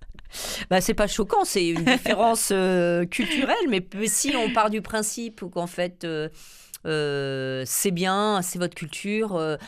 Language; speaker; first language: French; native; French